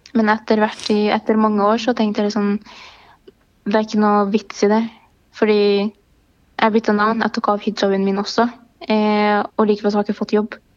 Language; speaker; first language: Norwegian; early bilingual, other home language; Arabic